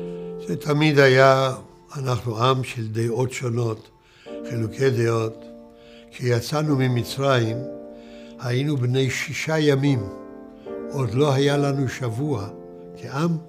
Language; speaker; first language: Hebrew; early bilingual, other home language; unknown